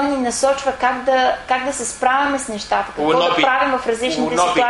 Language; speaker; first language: Bulgarian; native; Bulgarian